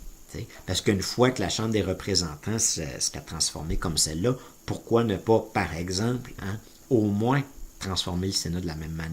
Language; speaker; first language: French; native; French